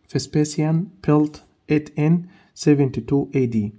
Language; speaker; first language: English; non-native, fluent; Arabic